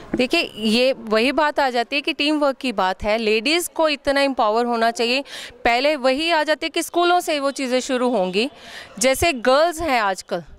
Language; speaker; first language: Hindi; native; Hindi